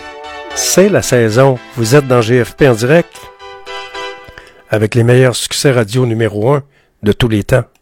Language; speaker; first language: French; native; French